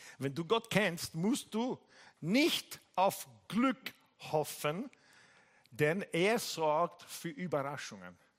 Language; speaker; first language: German; non-native, fluent; Italian